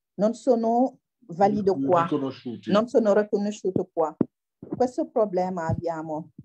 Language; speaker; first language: Italian; non-native, fluent; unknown